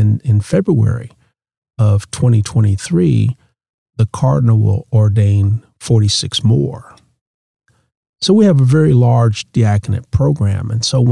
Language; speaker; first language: English; native; English